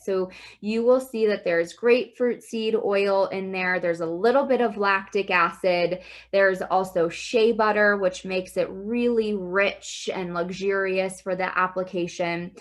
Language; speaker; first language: English; native; English